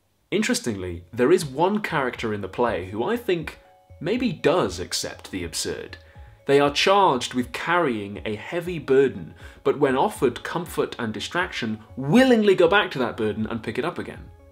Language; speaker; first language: English; native; English